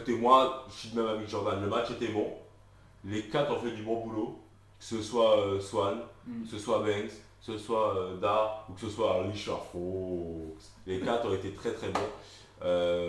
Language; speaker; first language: French; native; French